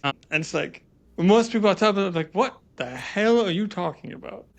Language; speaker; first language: English; native; English